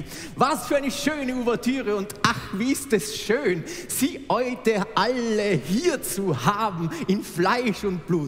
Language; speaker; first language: German; native; German